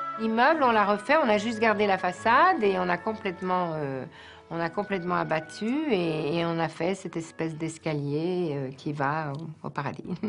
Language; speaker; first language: French; native; French